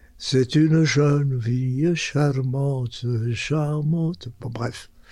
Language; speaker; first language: French; early bilingual, other home language; Spanish